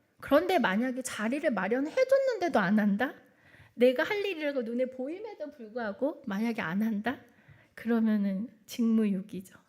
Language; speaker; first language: Korean; native; Korean